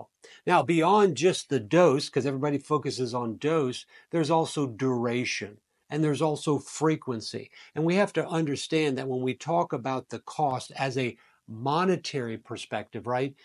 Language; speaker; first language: English; native; English